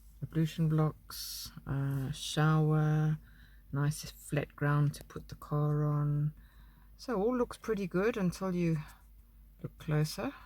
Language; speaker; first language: English; native; English